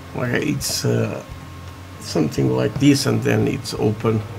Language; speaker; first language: English; non-native, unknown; Portuguese